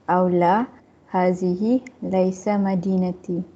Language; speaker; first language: Arabic; non-native, learner; Malay